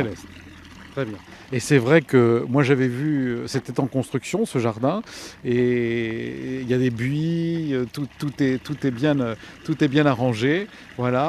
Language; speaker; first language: French; native; French